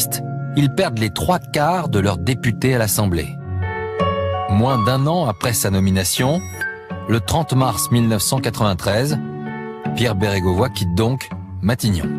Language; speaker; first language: French; native; French